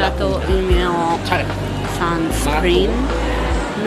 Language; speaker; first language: Italian; early bilingual, other home language; Filipino